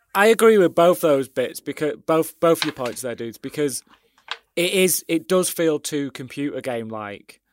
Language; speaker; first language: English; native; English